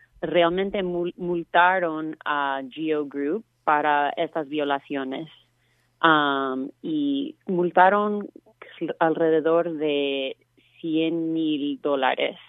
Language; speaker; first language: Spanish; non-native, fluent; English